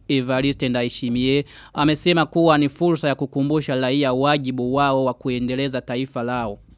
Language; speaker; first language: Swahili; non-native, local second language; Rundi